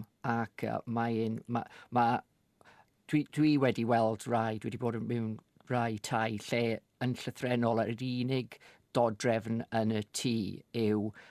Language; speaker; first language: Welsh; non-native, fluent; English